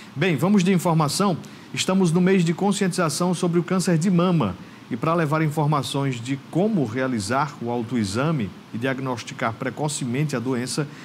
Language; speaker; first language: Portuguese; native; Portuguese